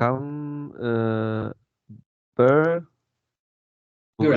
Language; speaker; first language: Albanian; non-native, learner; Chinese